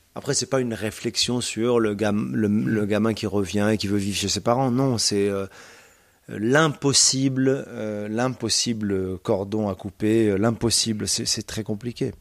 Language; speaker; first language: French; native; French